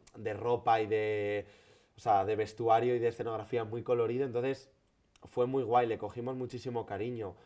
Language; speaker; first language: Spanish; native; Spanish